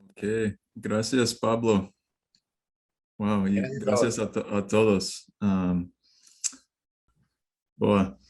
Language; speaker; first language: Spanish; non-native, learner; English